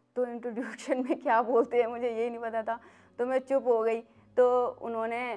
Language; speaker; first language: Hindi; native; Hindi